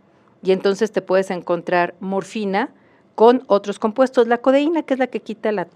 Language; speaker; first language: Spanish; native; Spanish